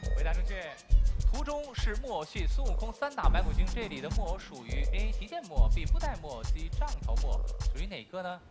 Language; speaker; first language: Chinese; native; Chinese